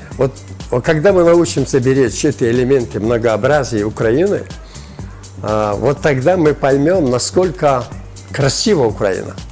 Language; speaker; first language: Russian; non-native, local second language; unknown